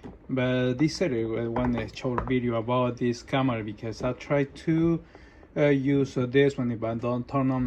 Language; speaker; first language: English; non-native, learner; Spanish